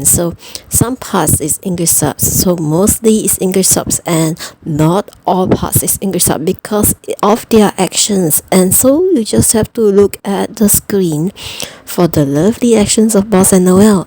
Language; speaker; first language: English; non-native, fluent; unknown